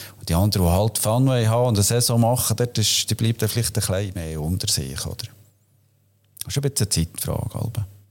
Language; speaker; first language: German; native; German